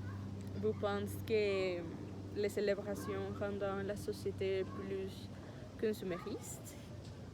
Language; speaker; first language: French; non-native, learner; Spanish